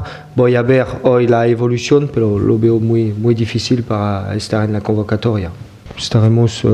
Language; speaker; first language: Spanish; non-native, fluent; French